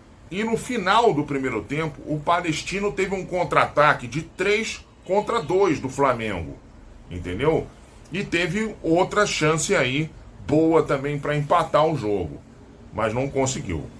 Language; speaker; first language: Portuguese; native; Portuguese